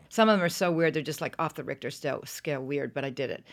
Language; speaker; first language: English; native; English